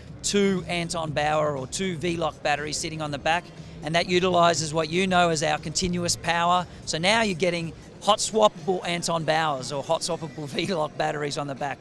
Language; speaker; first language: English; native; English